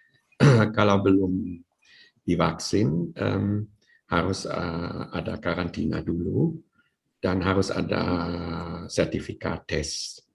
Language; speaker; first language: Indonesian; non-native, fluent; German